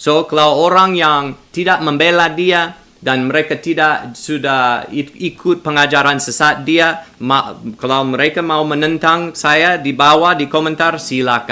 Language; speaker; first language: Indonesian; non-native, learner; English